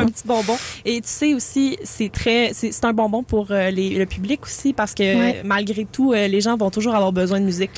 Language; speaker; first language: French; native; French